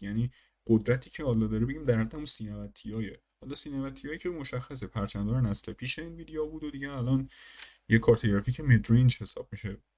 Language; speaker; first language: Persian; native; Persian